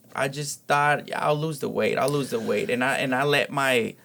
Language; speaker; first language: English; early bilingual, other home language; Spanish